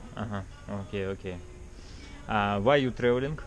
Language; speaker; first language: English; non-native, learner; Russian